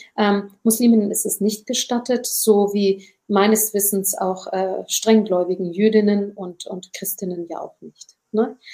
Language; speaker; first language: German; early bilingual, other home language; Turkish